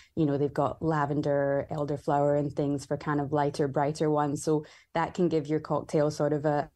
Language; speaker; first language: English; native; English